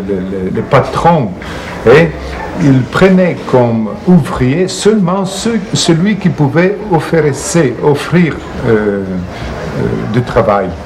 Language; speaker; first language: French; non-native, fluent; Portuguese